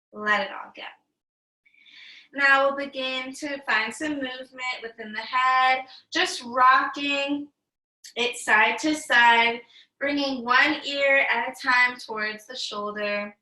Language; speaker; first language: English; native; English